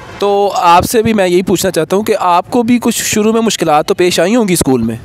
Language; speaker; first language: Urdu; native; Urdu